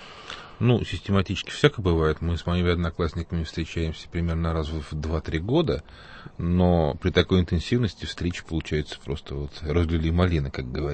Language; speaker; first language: Russian; native; Russian